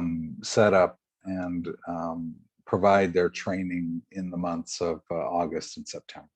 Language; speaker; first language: English; native; English